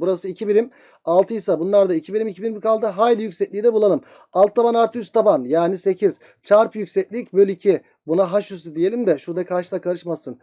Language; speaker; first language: Turkish; native; Turkish